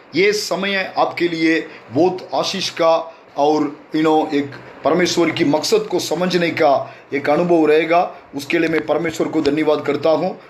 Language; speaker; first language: Hindi; non-native, local second language; Tamil